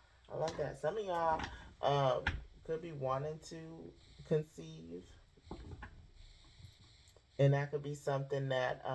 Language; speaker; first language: English; native; English